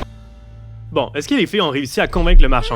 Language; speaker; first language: French; native; French